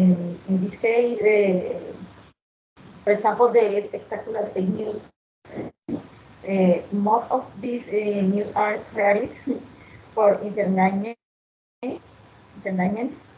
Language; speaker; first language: English; non-native, learner; Spanish